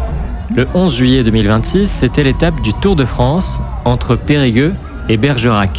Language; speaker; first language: French; native; French